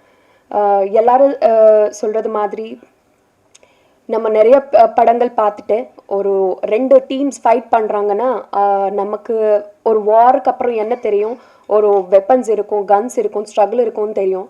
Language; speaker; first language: Tamil; non-native, learner; Telugu